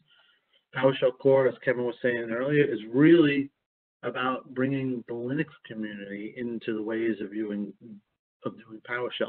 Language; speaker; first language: English; native; English